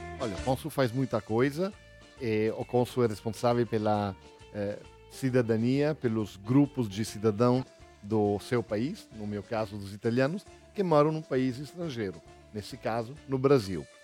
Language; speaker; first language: Portuguese; non-native, fluent; Italian